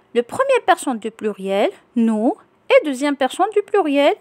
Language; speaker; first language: French; non-native, local second language; Arabic